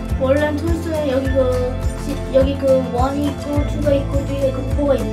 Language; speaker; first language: Korean; early bilingual, heritage; English